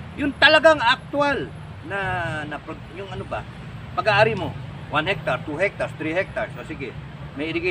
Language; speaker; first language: Filipino; native; Filipino